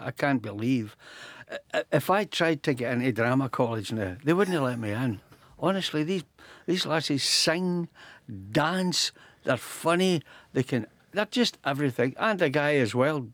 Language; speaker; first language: English; native; English